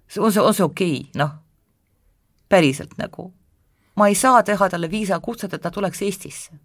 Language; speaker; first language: Estonian; non-native, local second language; Russian